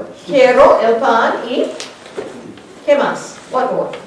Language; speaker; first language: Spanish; non-native, fluent; English